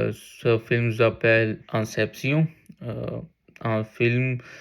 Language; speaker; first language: French; non-native, learner; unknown